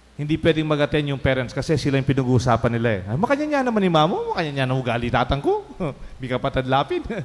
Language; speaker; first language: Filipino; non-native, local second language; Pampanga